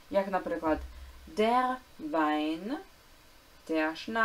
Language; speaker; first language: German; non-native, fluent; Ukrainian